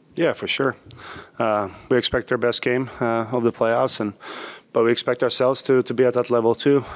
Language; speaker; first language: English; non-native, fluent; Swedish